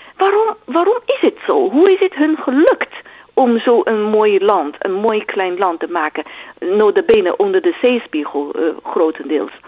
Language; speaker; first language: Dutch; non-native, fluent; Chinese